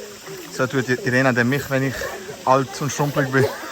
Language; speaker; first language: German; early bilingual, other home language; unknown